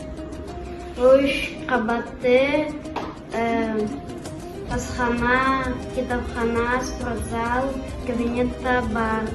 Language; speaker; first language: Kazakh; non-native, local second language; Russian